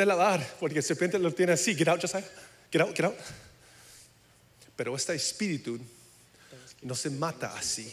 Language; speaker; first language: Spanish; early bilingual, heritage; English